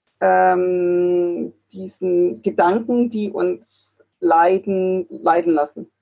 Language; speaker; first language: German; non-native, fluent; English